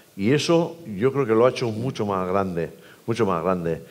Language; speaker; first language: Spanish; native; Spanish